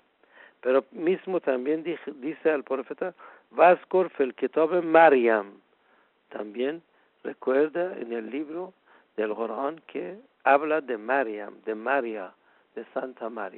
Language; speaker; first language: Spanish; non-native, fluent; Persian